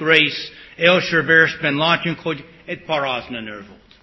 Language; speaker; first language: Hungarian; early bilingual, heritage; English